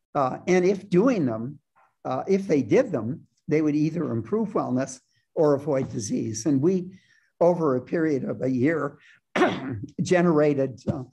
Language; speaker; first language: English; native; English